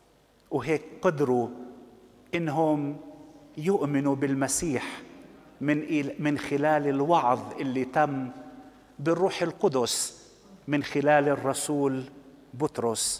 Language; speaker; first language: Arabic; native; Arabic